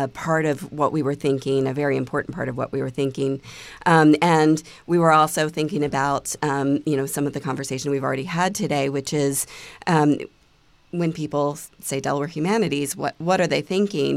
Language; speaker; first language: English; native; English